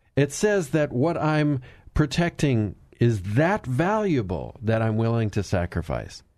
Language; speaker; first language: English; native; English